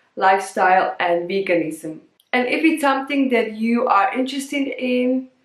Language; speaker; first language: English; non-native, fluent; Slovak